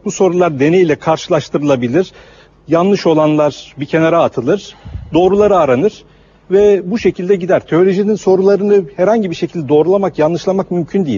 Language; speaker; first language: Turkish; native; Turkish